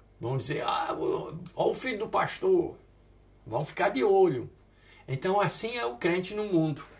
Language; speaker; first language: Portuguese; early bilingual, other home language; English